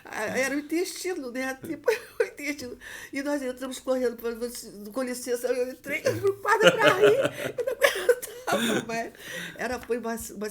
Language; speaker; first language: Portuguese; native; Portuguese